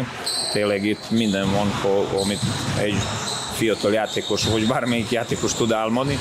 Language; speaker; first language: Hungarian; non-native, fluent; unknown